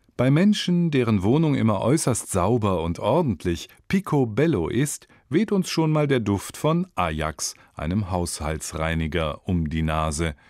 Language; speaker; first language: German; native; German